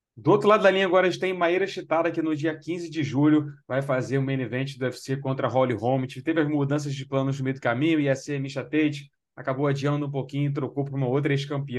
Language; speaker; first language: Portuguese; native; Portuguese